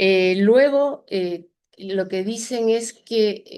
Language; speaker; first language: Spanish; native; Spanish